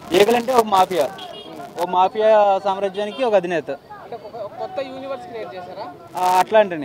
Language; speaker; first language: Telugu; native; Telugu